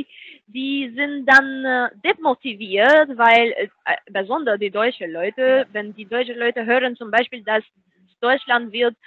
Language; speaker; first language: German; non-native, fluent; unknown